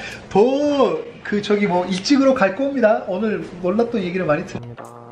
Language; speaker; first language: Korean; non-native, fluent; Turkish